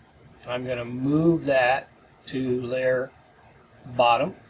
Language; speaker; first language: English; native; English